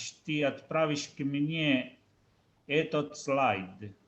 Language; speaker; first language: Russian; non-native, learner; Italian